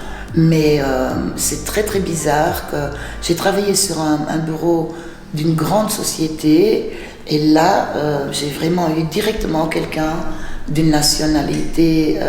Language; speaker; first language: French; non-native, fluent; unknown